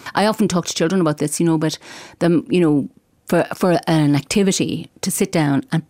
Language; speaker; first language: English; native; English